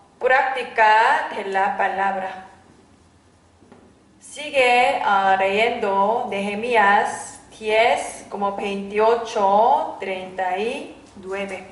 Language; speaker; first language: Spanish; non-native, fluent; Korean